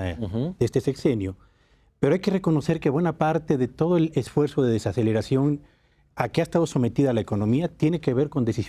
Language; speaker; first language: Spanish; native; Spanish